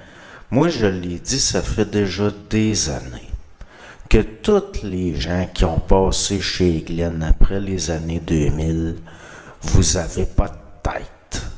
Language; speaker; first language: French; native; French